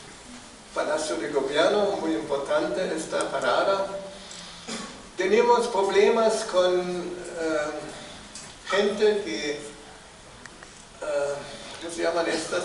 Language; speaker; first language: Spanish; non-native, fluent; German